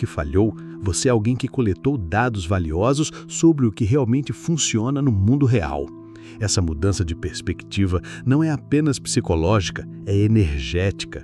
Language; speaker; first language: Portuguese; native; Portuguese